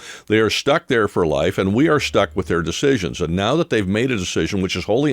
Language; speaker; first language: English; native; English